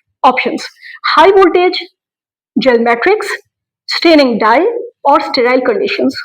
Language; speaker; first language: English; non-native, local second language; Urdu